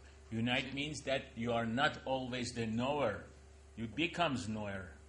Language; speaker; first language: English; non-native, fluent; Persian